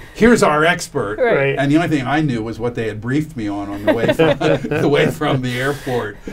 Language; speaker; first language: English; native; English